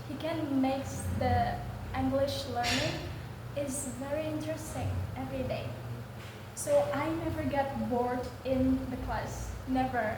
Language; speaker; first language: English; non-native, learner; Indonesian